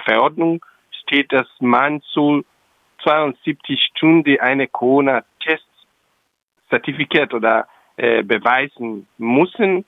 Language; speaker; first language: German; non-native, local second language; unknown